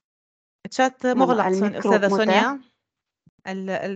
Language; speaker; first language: Arabic; native; Arabic